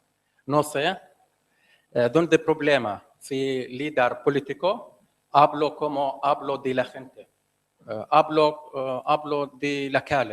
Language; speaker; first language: Spanish; non-native, learner; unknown